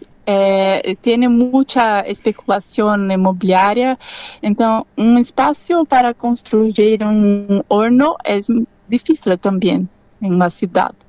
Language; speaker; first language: Spanish; non-native, learner; Portuguese